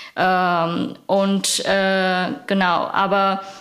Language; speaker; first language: German; non-native, fluent; Chinese